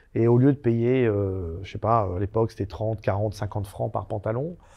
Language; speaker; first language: French; native; French